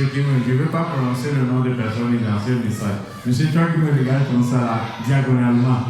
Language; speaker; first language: French; non-native, local second language; Ewe